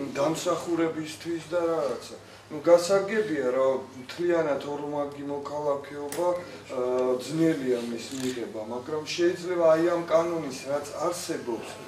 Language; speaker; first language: Georgian; non-native, local second language; Armenian